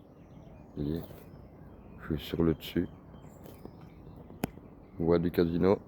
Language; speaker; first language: French; native; French